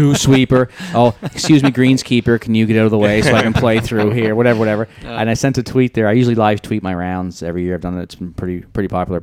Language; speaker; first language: English; native; English